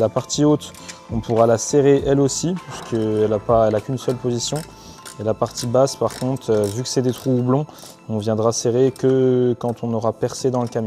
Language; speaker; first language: French; native; French